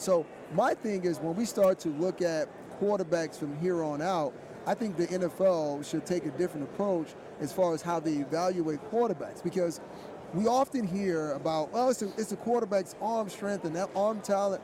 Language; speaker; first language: English; native; English